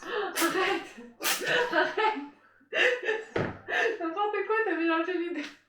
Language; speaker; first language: French; native; French